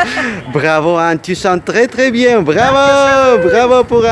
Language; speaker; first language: French; non-native, learner; Russian